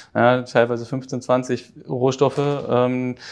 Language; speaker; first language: German; native; German